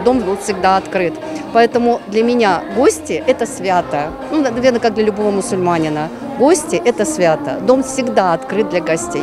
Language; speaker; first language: Russian; early bilingual, other home language; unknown